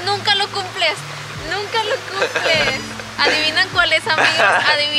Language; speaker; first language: Spanish; native; Spanish